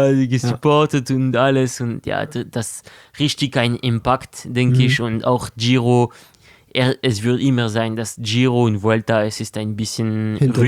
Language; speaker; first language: German; non-native, local second language; French